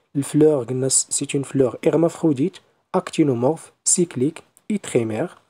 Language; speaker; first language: French; non-native, local second language; Arabic